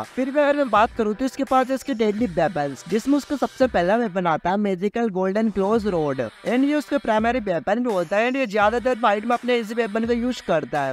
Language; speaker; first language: Hindi; native; Hindi